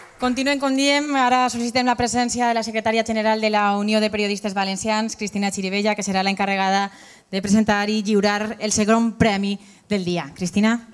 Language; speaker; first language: Catalan; native; Catalan